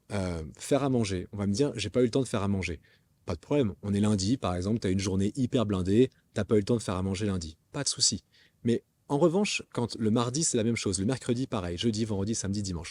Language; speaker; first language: French; native; French